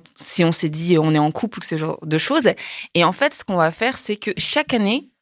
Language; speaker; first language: French; native; French